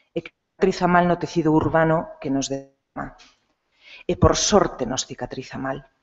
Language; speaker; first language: Galician; non-native, local second language; Spanish